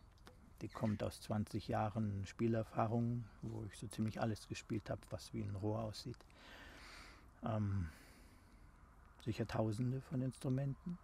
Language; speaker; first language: German; non-native, fluent; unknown